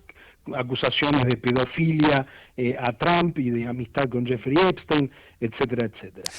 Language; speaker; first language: Spanish; native; Spanish